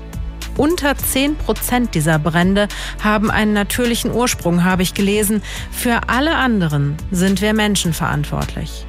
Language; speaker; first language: German; native; German